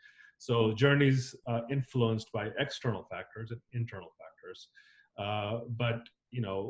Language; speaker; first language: English; native; English